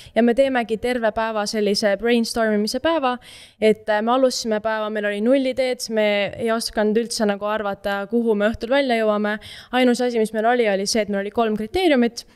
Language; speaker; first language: Estonian; native; Estonian